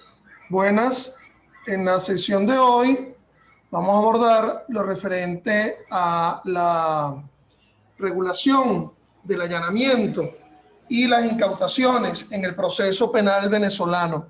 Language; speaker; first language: Spanish; native; Spanish